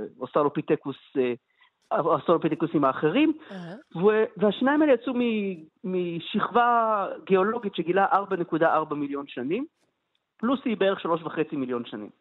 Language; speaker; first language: Hebrew; native; Hebrew